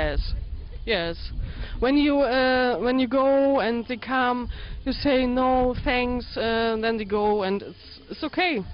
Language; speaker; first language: English; non-native, learner; German